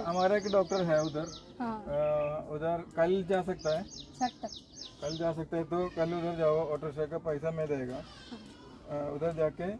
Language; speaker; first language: Hindi; non-native, local second language; Malayalam